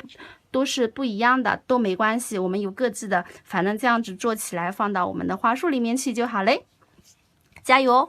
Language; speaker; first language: Chinese; native; Chinese